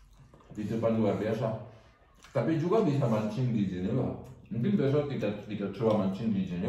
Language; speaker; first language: Indonesian; non-native, learner; French